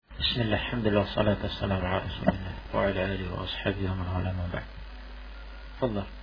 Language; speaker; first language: Arabic; non-native, fluent; Indonesian